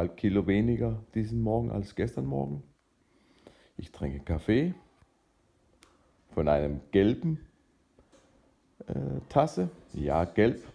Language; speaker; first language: German; non-native, fluent; Danish